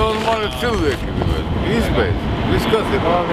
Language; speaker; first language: Latvian; non-native, local second language; Russian